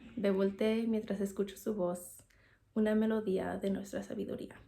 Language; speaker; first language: Spanish; early bilingual, heritage; Spanish